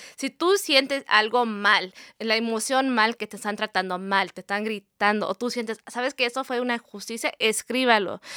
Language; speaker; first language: Spanish; early bilingual, heritage; Spanish